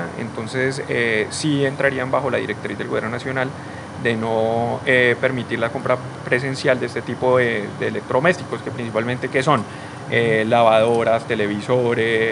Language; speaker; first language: Spanish; native; Spanish